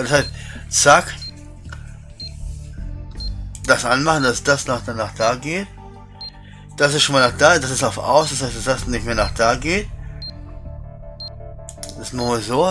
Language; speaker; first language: German; native; German